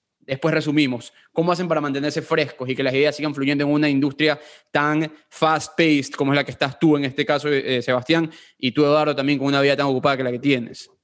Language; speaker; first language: Spanish; native; Spanish